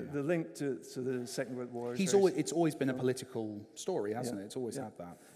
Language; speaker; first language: English; native; English